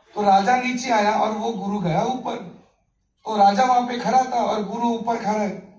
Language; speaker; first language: Hindi; non-native, local second language; Bangla